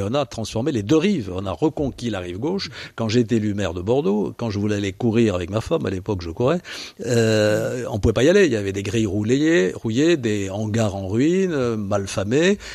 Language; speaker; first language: French; native; French